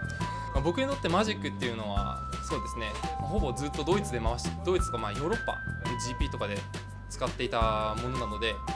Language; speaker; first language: Japanese; early bilingual, heritage; Japanese